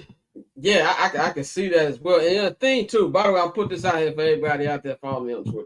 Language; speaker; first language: English; native; English